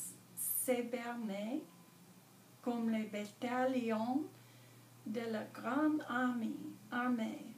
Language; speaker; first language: French; non-native, learner; English